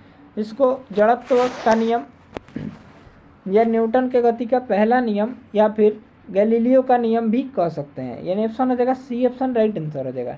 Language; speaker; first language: Hindi; native; Hindi